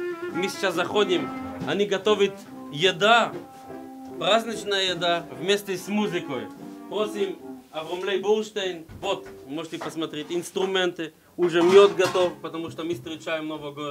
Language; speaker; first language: Russian; non-native, fluent; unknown